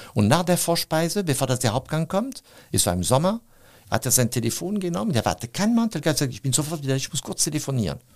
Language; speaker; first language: German; non-native, fluent; French